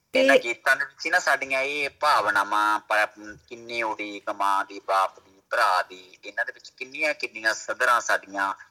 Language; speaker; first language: Punjabi; native; Punjabi